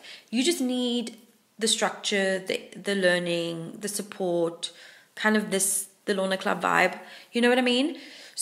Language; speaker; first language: English; native; English